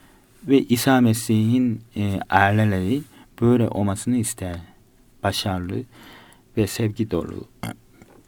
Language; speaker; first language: Turkish; non-native, fluent; Korean